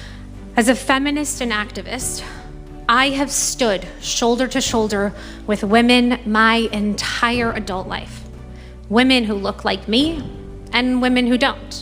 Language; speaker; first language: English; early bilingual, other home language; Persian